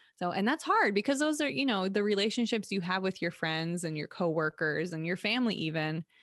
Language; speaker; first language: English; native; English